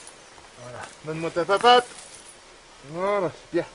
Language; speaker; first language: French; native; French